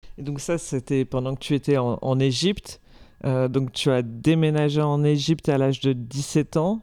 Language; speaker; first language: French; native; French